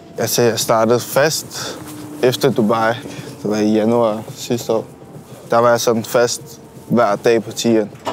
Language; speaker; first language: Danish; early bilingual, other home language; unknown